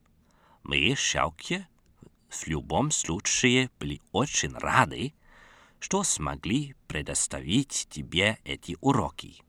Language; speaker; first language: Russian; non-native, fluent; Dutch